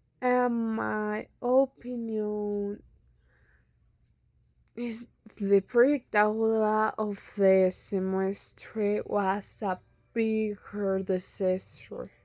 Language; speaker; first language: English; non-native, learner; Spanish